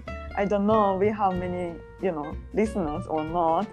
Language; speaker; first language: English; non-native, learner; Japanese